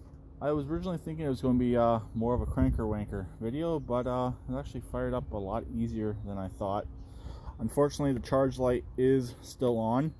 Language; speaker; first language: English; native; English